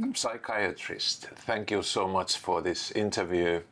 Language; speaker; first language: English; non-native, fluent; Finnish